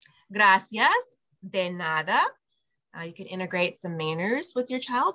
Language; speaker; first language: English; native; English